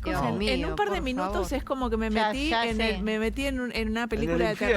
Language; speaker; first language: Spanish; native; Spanish